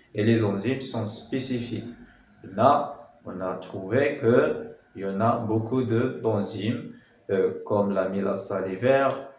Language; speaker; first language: French; non-native, local second language; Arabic